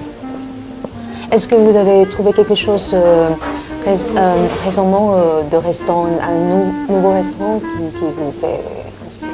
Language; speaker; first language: French; non-native, learner; Chinese